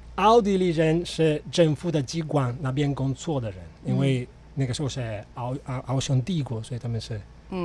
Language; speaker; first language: Chinese; non-native, fluent; Italian